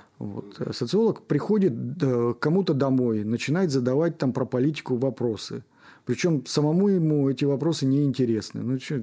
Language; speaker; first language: Russian; native; Russian